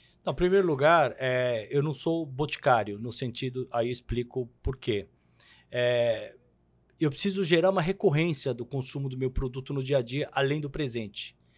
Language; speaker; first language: Portuguese; early bilingual, other home language; Korean